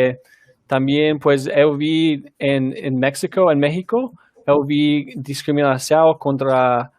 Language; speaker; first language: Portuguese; non-native, learner; English